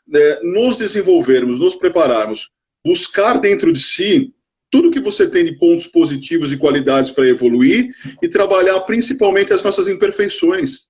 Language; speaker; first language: Portuguese; native; Portuguese